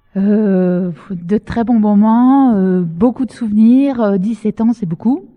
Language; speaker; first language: French; native; French